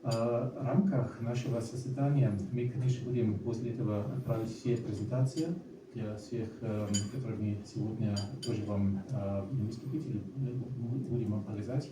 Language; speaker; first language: Russian; non-native, fluent; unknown